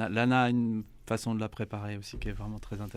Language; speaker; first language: French; native; French